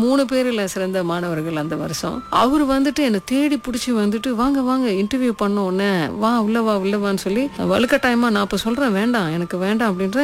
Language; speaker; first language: Tamil; early bilingual, heritage; Tamil